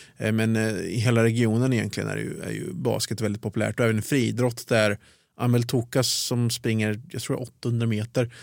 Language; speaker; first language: Swedish; early bilingual, other home language; Bosnian